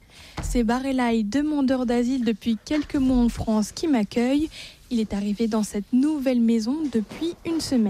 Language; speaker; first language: French; native; French